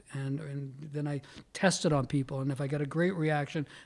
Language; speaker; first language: English; early bilingual, other home language; Italian